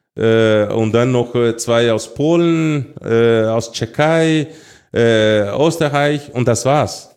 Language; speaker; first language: German; non-native, fluent; Portuguese